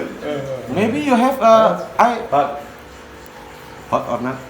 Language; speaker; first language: English; non-native, learner; Javanese